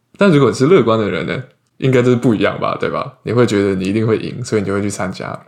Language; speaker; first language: Chinese; native; Chinese